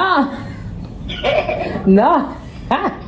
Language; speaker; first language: French; native; French